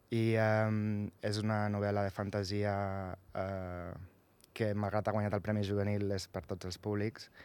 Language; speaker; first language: Catalan; native; Catalan